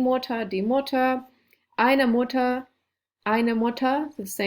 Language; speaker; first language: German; non-native, fluent; English